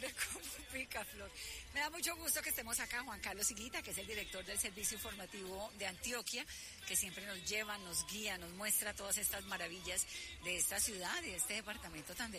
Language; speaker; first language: Spanish; native; Spanish